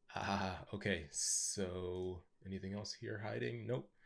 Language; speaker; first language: English; native; English